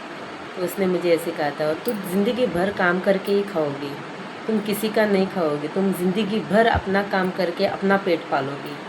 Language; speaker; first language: Hindi; non-native, local second language; Konkani